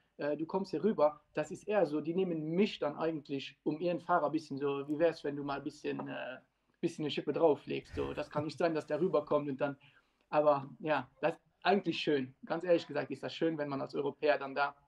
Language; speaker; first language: German; non-native, local second language; Luxembourgish